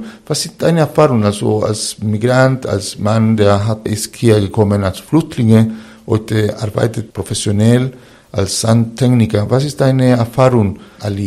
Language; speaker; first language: German; non-native, learner; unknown